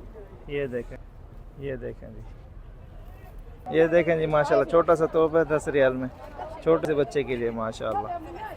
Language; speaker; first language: Hindi; native; Hindi